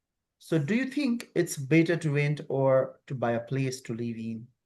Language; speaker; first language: English; non-native, fluent; Nepali